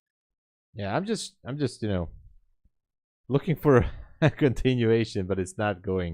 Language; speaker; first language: English; non-native, fluent; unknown